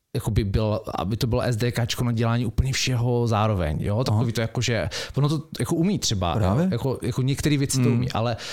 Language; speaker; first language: Czech; native; Czech